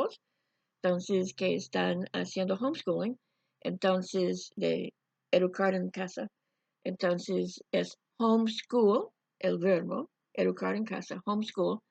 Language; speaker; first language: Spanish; non-native, fluent; English